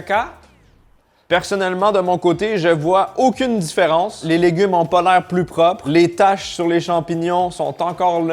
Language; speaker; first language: French; native; French